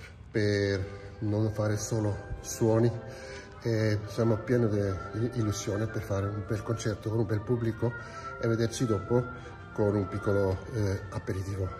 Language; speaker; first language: Italian; non-native, fluent; Spanish